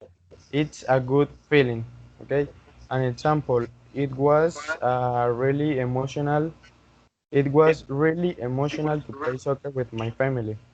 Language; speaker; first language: English; non-native, learner; Spanish